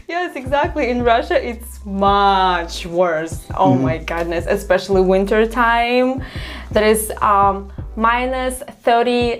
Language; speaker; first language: English; non-native, fluent; Russian